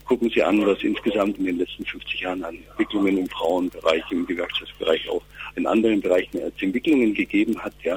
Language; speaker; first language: German; native; German